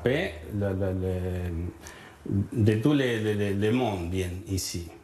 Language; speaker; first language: French; non-native, learner; Spanish